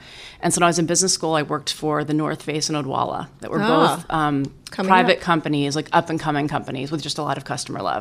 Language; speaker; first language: English; native; English